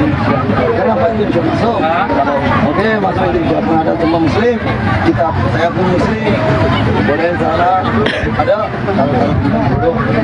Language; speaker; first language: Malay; non-native, learner; Rohingya